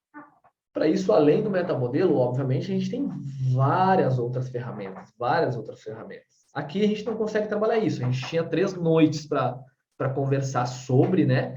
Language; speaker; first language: Portuguese; native; Portuguese